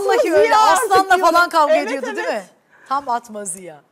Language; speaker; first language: Turkish; native; Turkish